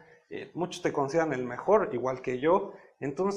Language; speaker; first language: Spanish; native; Spanish